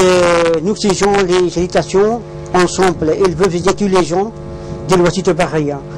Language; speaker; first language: French; non-native, learner; Arabic